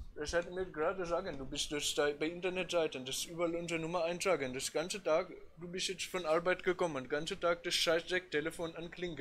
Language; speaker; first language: German; native; German